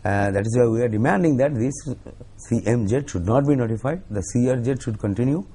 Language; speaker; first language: English; non-native, local second language; Bangla